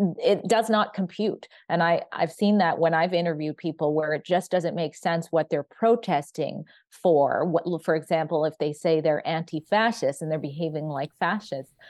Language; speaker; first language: English; native; English